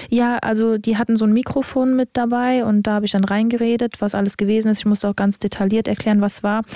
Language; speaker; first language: German; early bilingual, other home language; Serbian